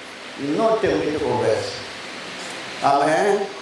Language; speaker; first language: Portuguese; non-native, learner; Lingala